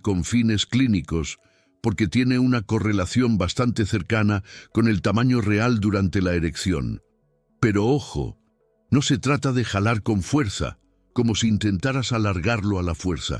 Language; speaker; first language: Spanish; native; Spanish